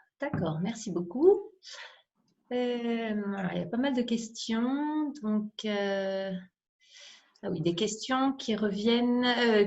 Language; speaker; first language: French; native; French